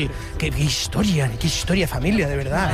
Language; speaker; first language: Spanish; native; Spanish